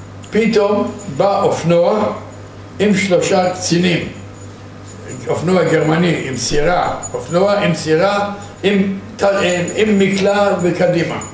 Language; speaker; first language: Hebrew; non-native, fluent; Yiddish